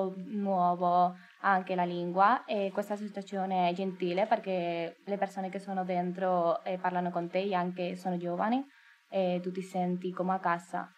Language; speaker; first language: Italian; non-native, learner; Spanish